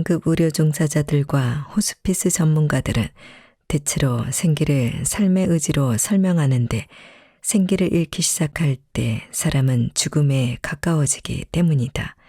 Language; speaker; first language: Korean; native; Korean